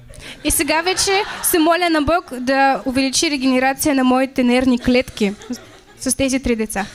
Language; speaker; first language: Bulgarian; non-native, fluent; Russian